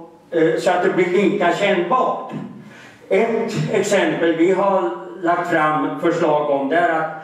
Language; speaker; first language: Swedish; native; Swedish